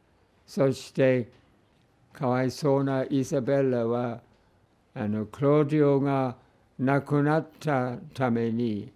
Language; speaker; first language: Japanese; non-native, fluent; English